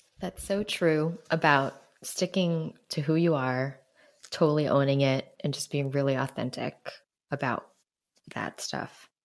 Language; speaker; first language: English; early bilingual, other home language; Chinese